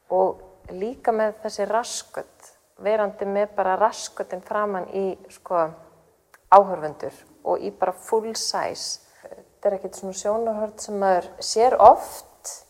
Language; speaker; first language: Icelandic; native; Icelandic